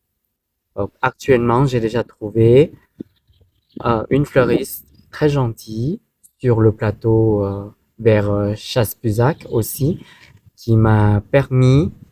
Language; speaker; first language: French; non-native, fluent; Thai